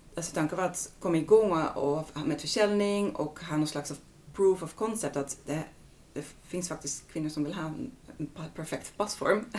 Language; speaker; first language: Swedish; non-native, fluent; Dutch